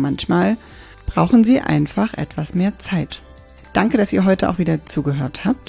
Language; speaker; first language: German; native; German